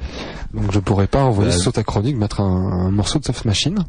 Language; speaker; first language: French; native; French